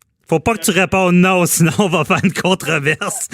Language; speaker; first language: French; native; French